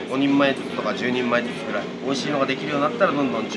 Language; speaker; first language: Japanese; native; Japanese